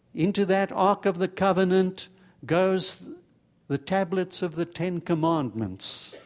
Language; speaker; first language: English; native; English